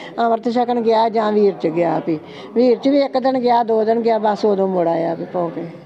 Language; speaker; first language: Punjabi; native; Punjabi